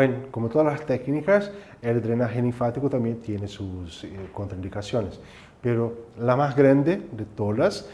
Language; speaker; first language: Spanish; non-native, fluent; Portuguese